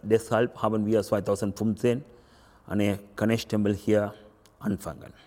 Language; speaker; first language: German; non-native, learner; Tamil